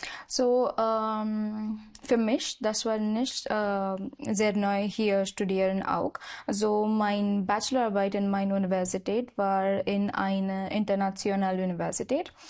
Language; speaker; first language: German; non-native, learner; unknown